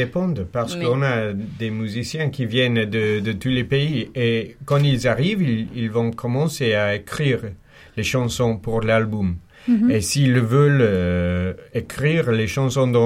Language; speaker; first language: French; non-native, fluent; English